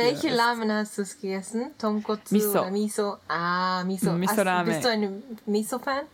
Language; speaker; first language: German; non-native, learner; Japanese